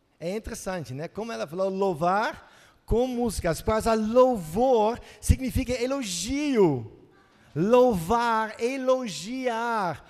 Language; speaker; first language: Portuguese; non-native, fluent; Dutch